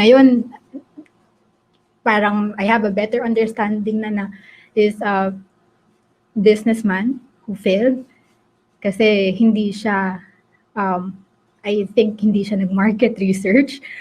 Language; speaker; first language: Filipino; native; Filipino